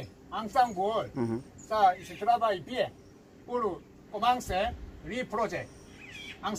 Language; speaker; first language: French; non-native, learner; Korean